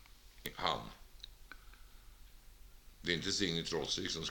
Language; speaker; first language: Swedish; native; Swedish